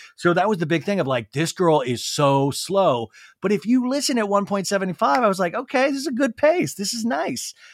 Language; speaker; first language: English; native; English